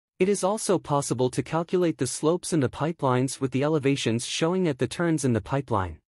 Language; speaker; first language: English; non-native, learner; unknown